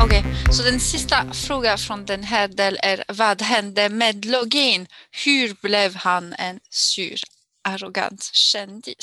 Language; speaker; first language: Swedish; non-native, fluent; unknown